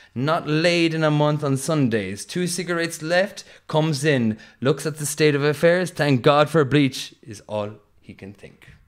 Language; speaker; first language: English; native; English